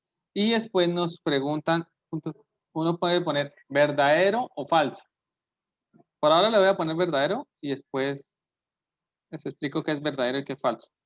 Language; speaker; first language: Spanish; native; Spanish